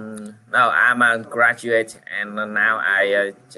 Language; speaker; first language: English; non-native, learner; Vietnamese